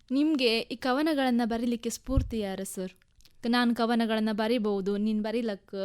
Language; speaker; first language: Kannada; native; Kannada